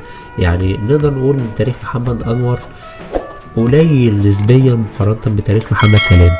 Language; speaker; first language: Arabic; native; Arabic